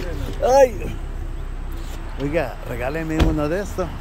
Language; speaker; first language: Spanish; native; Spanish